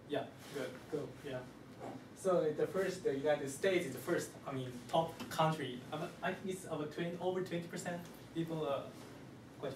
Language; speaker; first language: English; non-native, fluent; Japanese